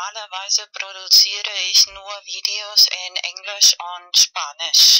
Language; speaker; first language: German; non-native, fluent; Spanish